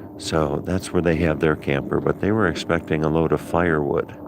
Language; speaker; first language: English; native; English